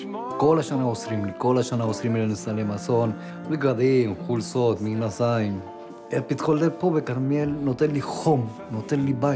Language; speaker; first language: Hebrew; non-native, fluent; Spanish